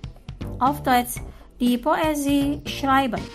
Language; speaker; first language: German; non-native, fluent; Indonesian